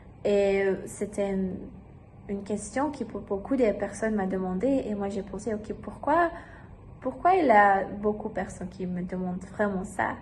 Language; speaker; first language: French; non-native, learner; German